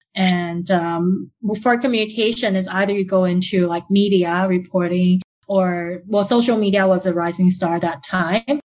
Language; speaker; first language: English; early bilingual, other home language; Chinese